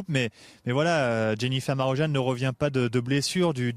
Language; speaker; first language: French; native; French